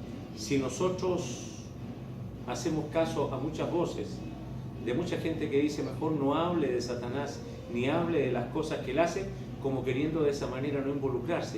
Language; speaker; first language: Spanish; native; Spanish